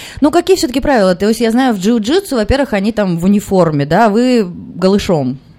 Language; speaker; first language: Russian; native; Russian